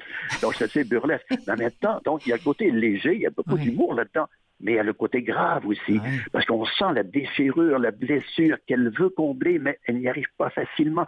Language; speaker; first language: French; native; French